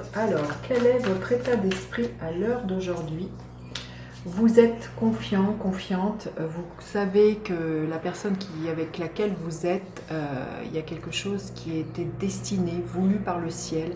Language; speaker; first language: French; native; French